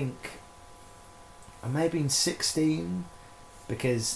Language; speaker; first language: English; native; English